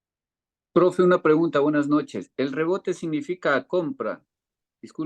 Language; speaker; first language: Spanish; native; Spanish